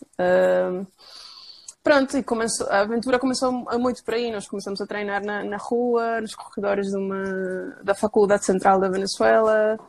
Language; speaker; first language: Portuguese; non-native, fluent; Spanish